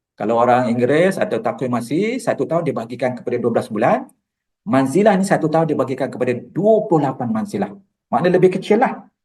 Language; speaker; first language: Malay; native; Malay